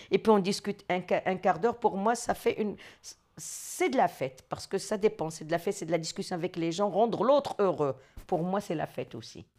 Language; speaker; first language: French; non-native, local second language; Arabic